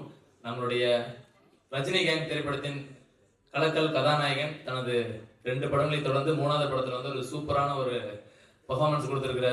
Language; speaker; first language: Tamil; native; Tamil